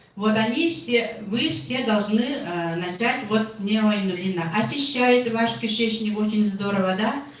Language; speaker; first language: Russian; non-native, local second language; Yakut